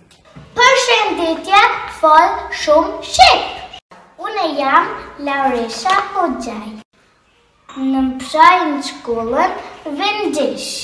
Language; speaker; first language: Albanian; early bilingual, heritage; Albanian